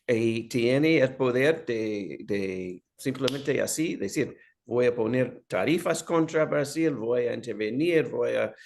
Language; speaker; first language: Spanish; non-native, fluent; English